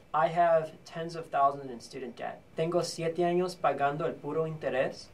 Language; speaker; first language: Spanish; early bilingual, heritage; Spanish